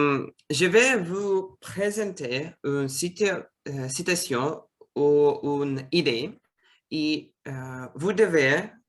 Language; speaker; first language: French; non-native, fluent; Russian